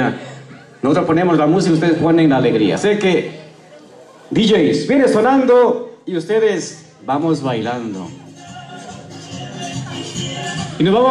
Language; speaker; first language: Spanish; native; Spanish